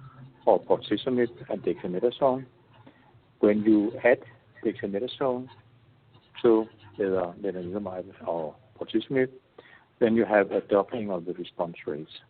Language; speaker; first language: English; non-native, fluent; Danish